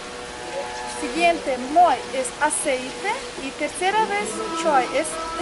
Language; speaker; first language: Spanish; non-native, fluent; Uzbek